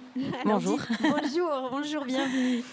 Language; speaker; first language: French; native; French